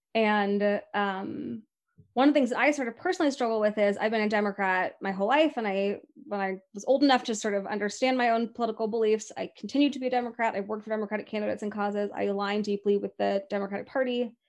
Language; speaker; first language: English; native; English